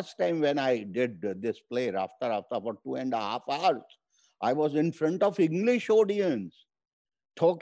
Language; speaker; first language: English; non-native, local second language; Hindi